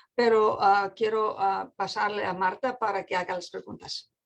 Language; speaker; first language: Spanish; non-native, fluent; English